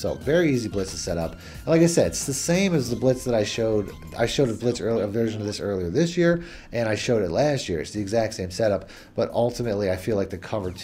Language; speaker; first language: English; native; English